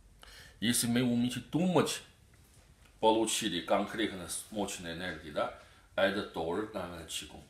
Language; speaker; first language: Russian; non-native, learner; Chinese